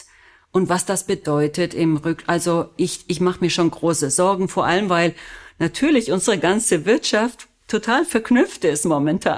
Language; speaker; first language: German; early bilingual, other home language; Spanish